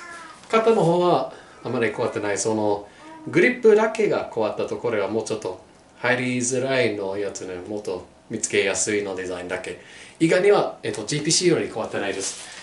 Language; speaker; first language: Japanese; non-native, learner; English